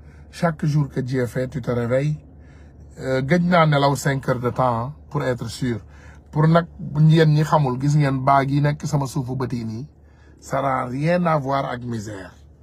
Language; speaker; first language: French; non-native, local second language; Wolof